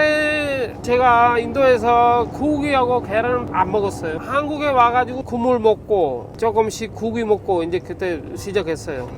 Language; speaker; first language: Korean; non-native, fluent; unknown